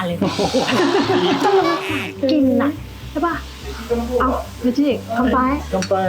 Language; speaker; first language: Thai; native; Thai